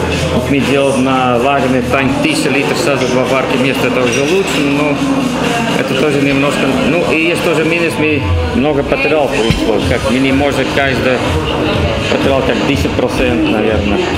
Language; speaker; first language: Russian; non-native, learner; Dutch